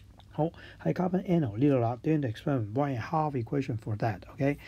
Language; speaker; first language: English; non-native, local second language; Cantonese